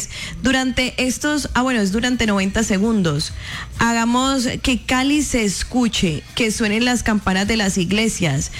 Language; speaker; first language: Spanish; native; Spanish